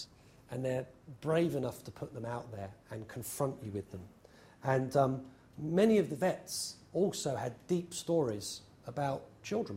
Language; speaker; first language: English; native; English